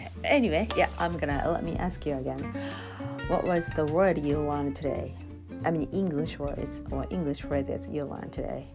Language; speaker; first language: English; non-native, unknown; Japanese